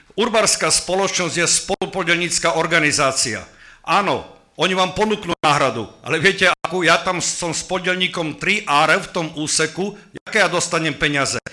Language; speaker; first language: Slovak; native; Slovak